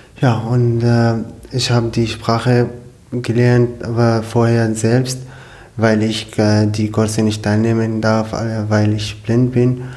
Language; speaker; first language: German; non-native, learner; Arabic